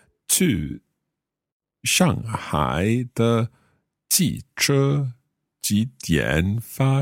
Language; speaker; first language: Chinese; non-native, learner; English